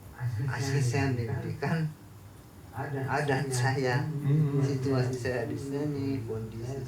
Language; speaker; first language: Indonesian; non-native, local second language; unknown